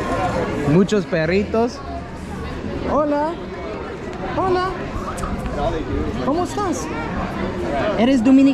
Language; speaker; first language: Spanish; non-native, fluent; English